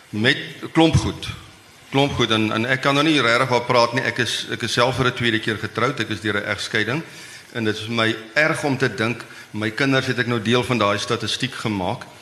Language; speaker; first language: Afrikaans; native; Afrikaans